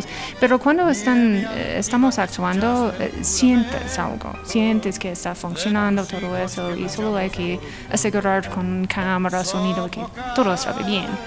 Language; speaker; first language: Spanish; non-native, learner; English